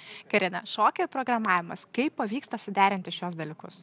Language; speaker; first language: Lithuanian; native; Lithuanian